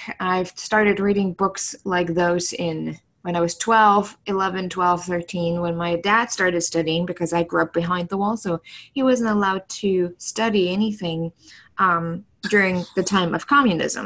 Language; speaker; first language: English; non-native, fluent; German